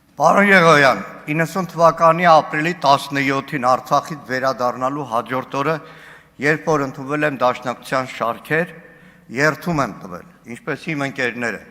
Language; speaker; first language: Armenian; native; Armenian